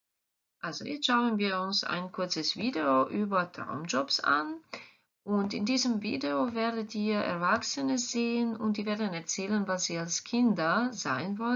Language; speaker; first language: German; non-native, fluent; Croatian